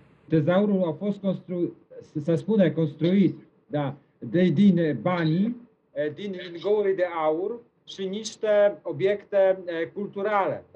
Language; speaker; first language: Romanian; non-native, learner; Polish